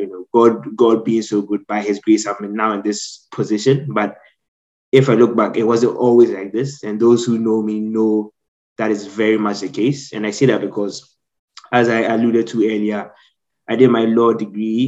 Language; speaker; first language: English; non-native, local second language; Akan